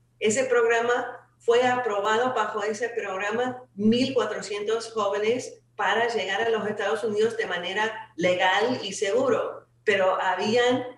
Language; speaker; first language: Spanish; non-native, fluent; English